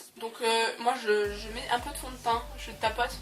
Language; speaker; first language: French; native; French